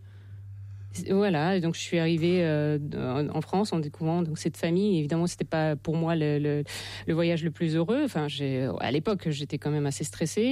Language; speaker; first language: French; non-native, fluent; Russian